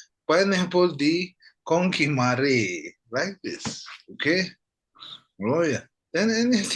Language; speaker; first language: English; non-native, fluent; Tibetan